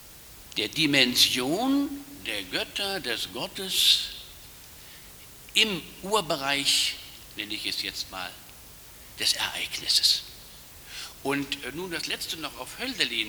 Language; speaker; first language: German; native; German